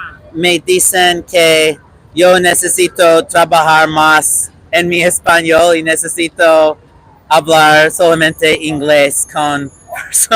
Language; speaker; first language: Spanish; non-native, learner; English